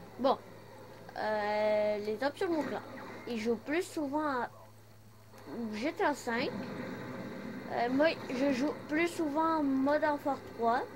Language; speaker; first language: French; non-native, local second language; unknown